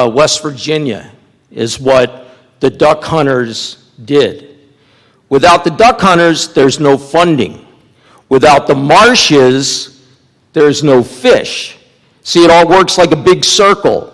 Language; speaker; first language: English; native; English